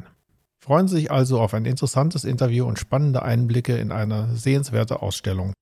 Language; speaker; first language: German; native; German